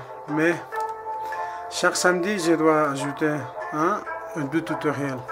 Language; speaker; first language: French; non-native, learner; Spanish